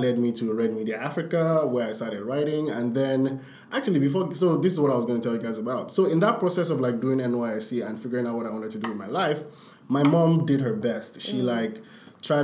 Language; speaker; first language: English; non-native, local second language; Yoruba